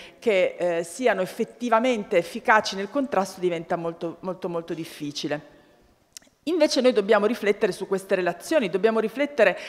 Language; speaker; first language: Italian; native; Italian